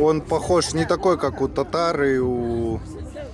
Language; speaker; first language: Russian; native; Russian